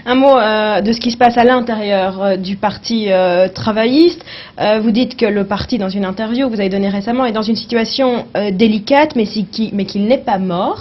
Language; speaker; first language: French; native; French